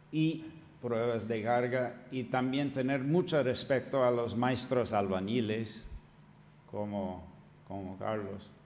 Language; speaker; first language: Spanish; non-native, fluent; English